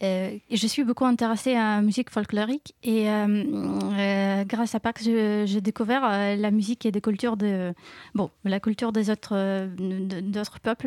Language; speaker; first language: French; non-native, learner; Ukrainian